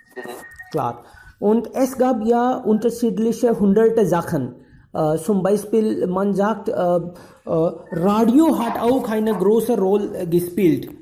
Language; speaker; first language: German; non-native, fluent; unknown